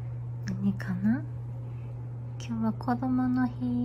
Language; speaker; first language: Japanese; native; Japanese